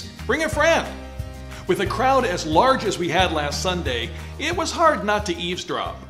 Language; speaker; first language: English; native; English